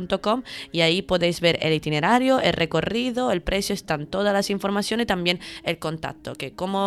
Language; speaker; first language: Spanish; native; Spanish